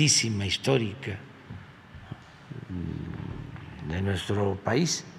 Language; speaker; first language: Spanish; native; Spanish